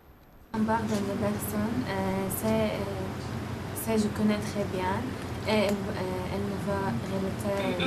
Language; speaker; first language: French; non-native, learner; Arabic